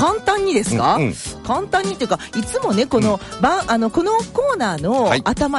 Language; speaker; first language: Japanese; native; Japanese